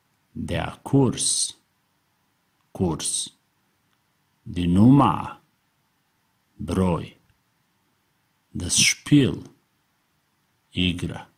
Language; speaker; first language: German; non-native, fluent; Serbian